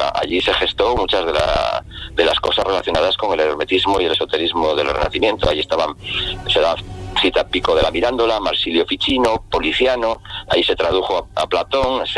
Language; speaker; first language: Spanish; native; Spanish